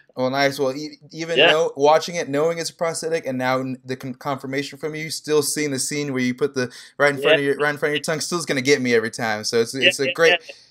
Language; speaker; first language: English; native; English